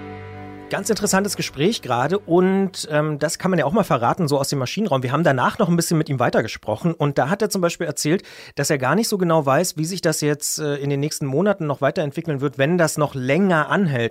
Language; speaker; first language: German; native; German